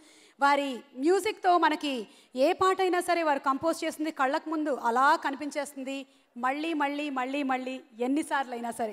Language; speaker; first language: Telugu; native; Telugu